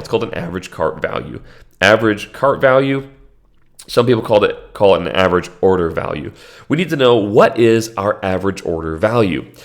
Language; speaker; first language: English; native; English